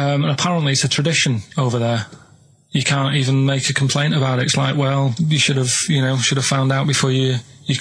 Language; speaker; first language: English; native; English